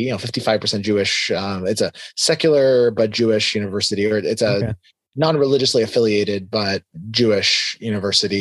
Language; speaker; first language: English; native; English